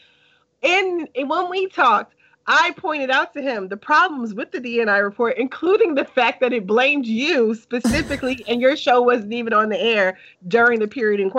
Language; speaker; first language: English; native; English